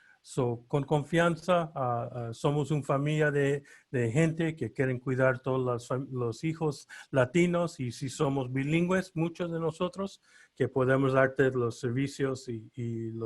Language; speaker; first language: Spanish; early bilingual, heritage; Spanish